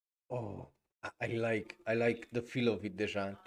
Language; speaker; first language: English; non-native, fluent; Romanian